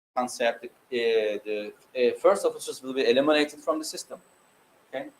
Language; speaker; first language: English; non-native, fluent; Turkish